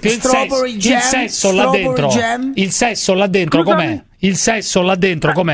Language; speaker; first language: Italian; native; Italian